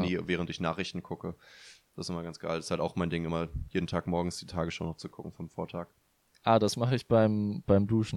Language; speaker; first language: German; native; German